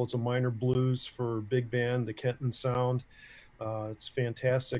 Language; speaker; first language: English; native; English